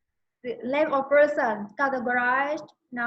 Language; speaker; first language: English; non-native, fluent; Indonesian